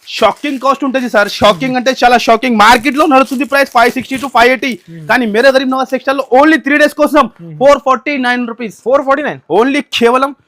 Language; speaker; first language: Telugu; non-native, local second language; Urdu